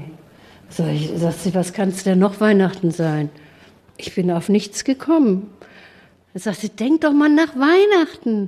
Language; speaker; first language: German; native; German